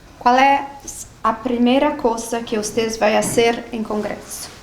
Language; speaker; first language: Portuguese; non-native, learner; Spanish